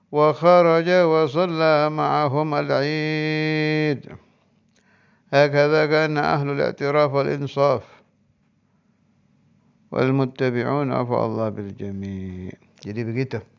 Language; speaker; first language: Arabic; non-native, fluent; Indonesian